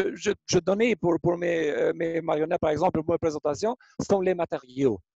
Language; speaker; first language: French; non-native, learner; Albanian